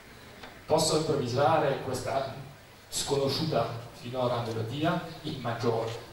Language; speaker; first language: Italian; non-native, fluent; Polish